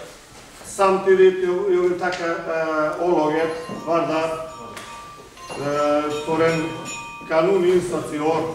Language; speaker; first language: Swedish; non-native, fluent; Macedonian